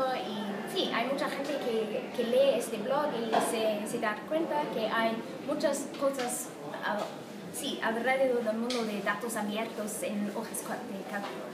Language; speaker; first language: Spanish; non-native, fluent; English